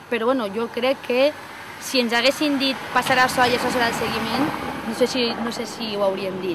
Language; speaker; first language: Catalan; non-native, local second language; Spanish